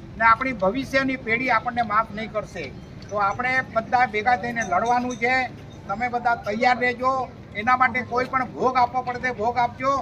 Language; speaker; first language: Gujarati; non-native, local second language; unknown